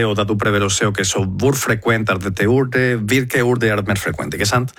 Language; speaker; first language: Norwegian; non-native, fluent; Spanish